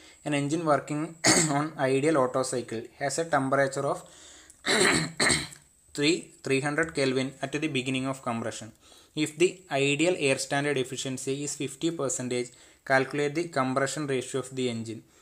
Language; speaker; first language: English; non-native, local second language; Malayalam